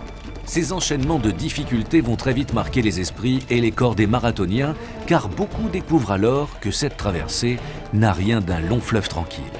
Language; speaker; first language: French; native; French